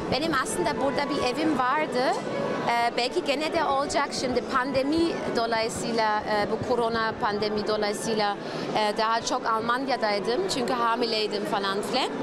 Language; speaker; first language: Turkish; early bilingual, heritage; German